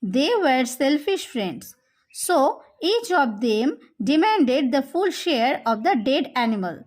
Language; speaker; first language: English; non-native, local second language; Bangla